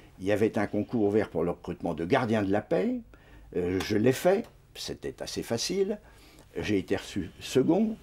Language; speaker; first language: French; native; French